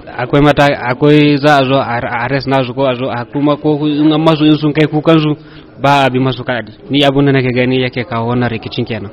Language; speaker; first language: Hausa; non-native, local second language; Fula